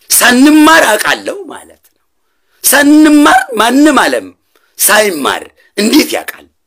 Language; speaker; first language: Amharic; non-native, local second language; Oromo